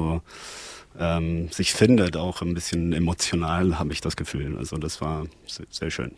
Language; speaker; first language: German; non-native, fluent; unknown